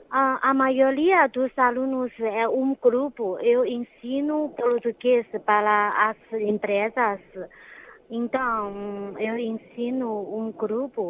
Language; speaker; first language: Portuguese; non-native, fluent; Chinese